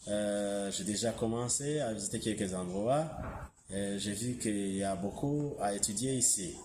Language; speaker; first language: French; non-native, local second language; Kinyarwanda